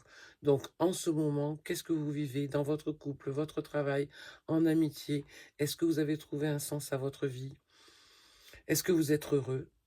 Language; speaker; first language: French; native; French